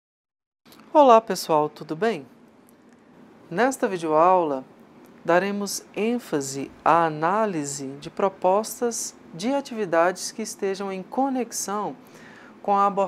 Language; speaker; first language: Portuguese; native; Portuguese